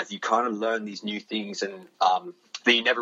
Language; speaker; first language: English; native; English